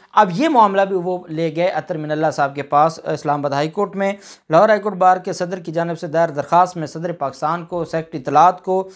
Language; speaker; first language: Urdu; non-native, local second language; Punjabi